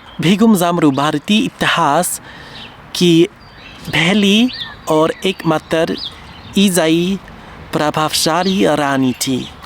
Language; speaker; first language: Hindi; non-native, learner; German